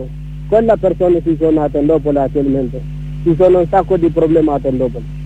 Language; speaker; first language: Italian; non-native, learner; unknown